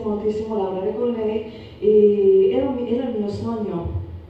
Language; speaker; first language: Italian; non-native, learner; Spanish